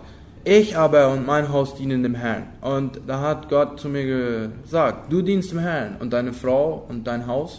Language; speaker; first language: German; non-native, local second language; Low German